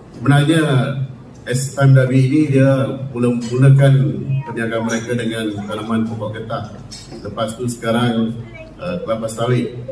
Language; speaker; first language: Malay; non-native, local second language; Tamil